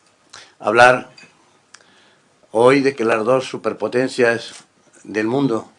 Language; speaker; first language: Spanish; native; Spanish